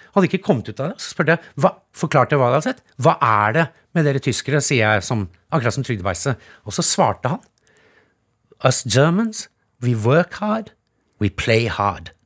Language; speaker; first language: Norwegian; native; Norwegian